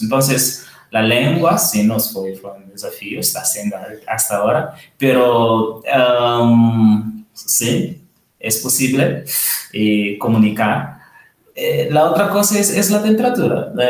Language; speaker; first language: Spanish; non-native, learner; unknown